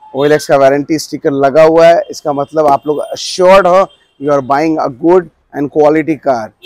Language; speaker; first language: Hindi; native; Hindi